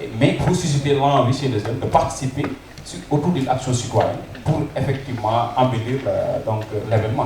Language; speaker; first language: French; non-native, local second language; Wolof